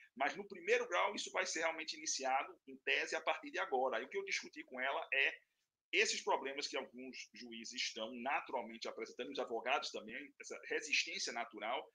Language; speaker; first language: Portuguese; native; Portuguese